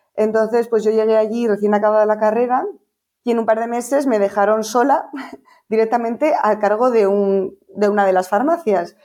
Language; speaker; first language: Spanish; native; Spanish